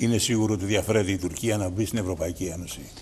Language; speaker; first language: Greek; native; Greek